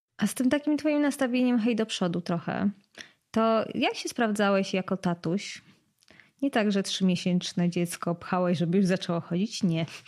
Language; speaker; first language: Polish; native; Polish